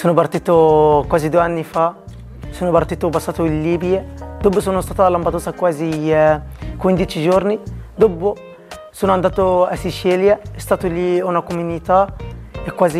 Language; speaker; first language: Italian; non-native, learner; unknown